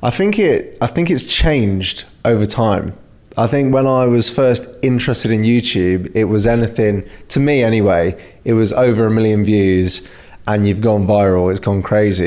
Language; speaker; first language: English; native; English